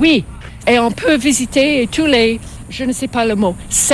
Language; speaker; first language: French; non-native, fluent; English